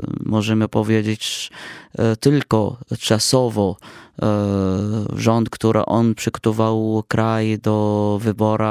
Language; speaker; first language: Polish; non-native, fluent; Arabic